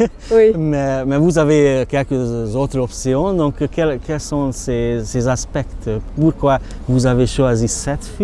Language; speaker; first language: French; non-native, learner; Hungarian